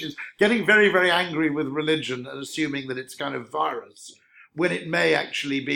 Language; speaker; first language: English; native; English